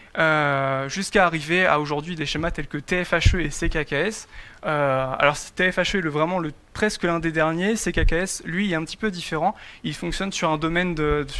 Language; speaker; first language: French; native; French